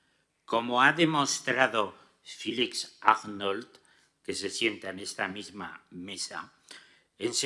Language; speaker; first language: Spanish; native; Spanish